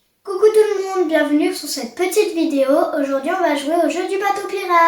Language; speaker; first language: French; native; French